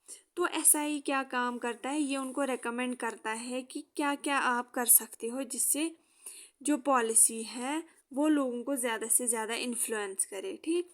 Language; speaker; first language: Hindi; native; Hindi